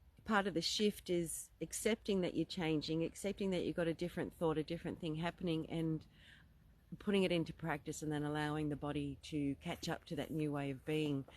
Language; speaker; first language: English; native; English